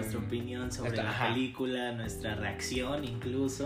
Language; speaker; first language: Spanish; native; Spanish